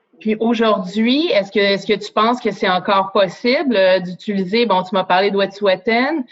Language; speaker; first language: French; native; French